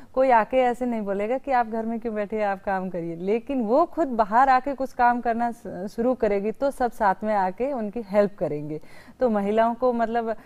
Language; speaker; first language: Hindi; native; Hindi